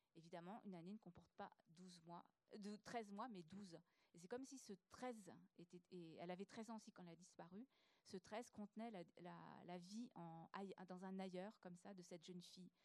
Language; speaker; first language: French; native; French